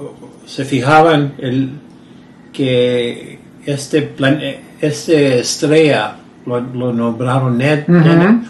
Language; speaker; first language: Spanish; early bilingual, heritage; Spanish